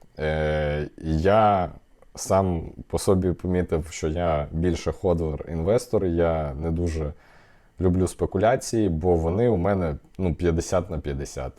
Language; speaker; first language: Ukrainian; non-native, local second language; Russian